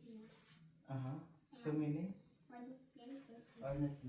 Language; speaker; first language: English; non-native, local second language; Filipino